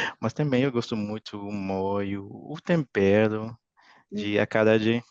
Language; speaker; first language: Portuguese; non-native, fluent; English